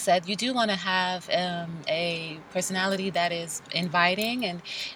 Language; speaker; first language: English; native; English